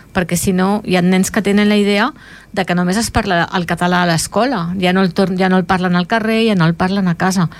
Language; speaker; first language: Catalan; native; Catalan